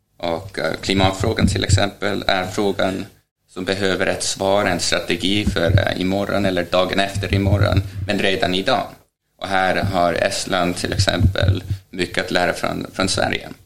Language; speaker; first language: Swedish; non-native, fluent; Estonian